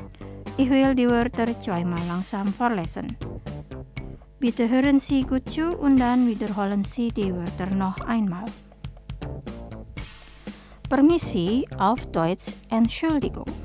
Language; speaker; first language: German; non-native, fluent; Indonesian